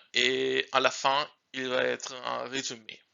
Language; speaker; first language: French; non-native, learner; German